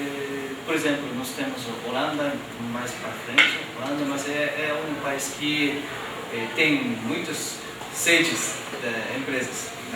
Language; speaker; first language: Portuguese; non-native, fluent; Japanese